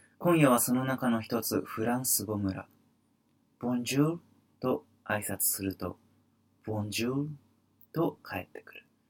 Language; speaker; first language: Japanese; native; Japanese